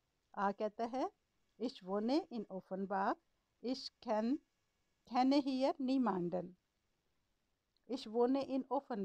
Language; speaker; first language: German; non-native, learner; Urdu